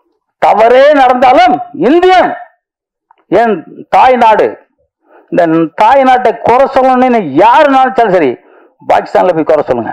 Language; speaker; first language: Tamil; native; Tamil